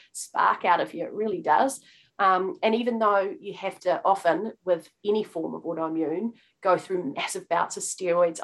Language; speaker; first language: English; native; English